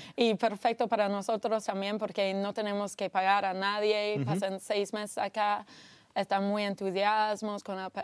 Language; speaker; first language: Spanish; non-native, fluent; English